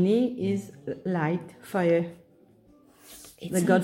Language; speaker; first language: English; non-native, local second language; Morisyen